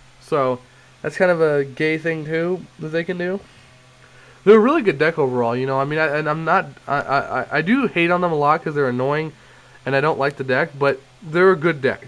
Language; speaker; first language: English; native; English